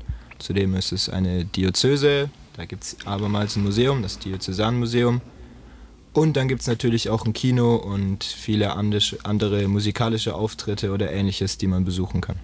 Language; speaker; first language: German; native; German